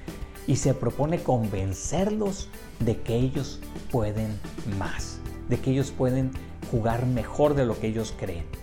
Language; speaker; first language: Spanish; native; Spanish